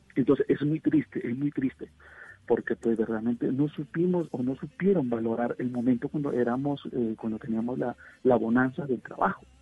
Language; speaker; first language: Spanish; native; Spanish